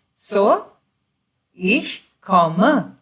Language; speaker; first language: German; non-native, fluent; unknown